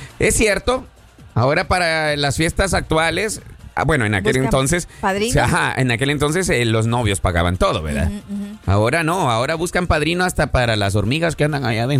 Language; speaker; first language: Spanish; native; Spanish